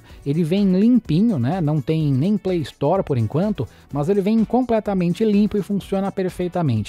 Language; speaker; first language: Portuguese; native; Portuguese